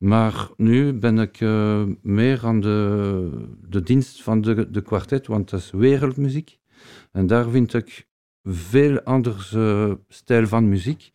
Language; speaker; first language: Dutch; non-native, learner; Spanish